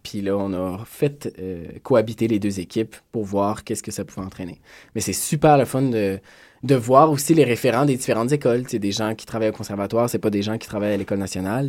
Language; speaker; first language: French; native; French